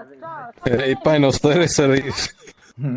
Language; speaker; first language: Japanese; non-native, learner; Spanish